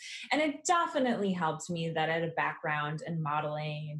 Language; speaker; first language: English; native; English